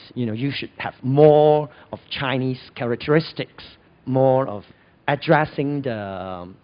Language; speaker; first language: English; non-native, local second language; Cantonese